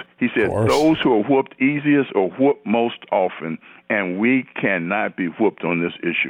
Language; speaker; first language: English; native; English